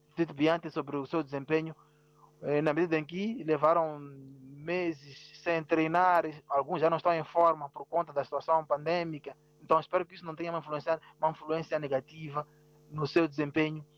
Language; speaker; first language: Portuguese; non-native, local second language; Tsonga